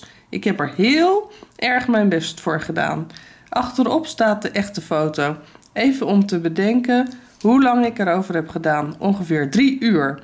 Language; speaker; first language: Dutch; native; Dutch